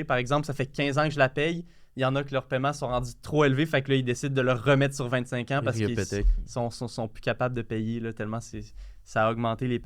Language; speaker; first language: French; native; French